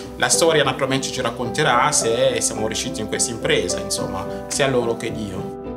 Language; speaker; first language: Italian; non-native, fluent; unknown